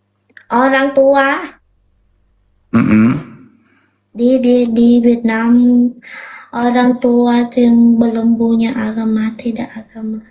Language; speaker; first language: Indonesian; non-native, learner; Vietnamese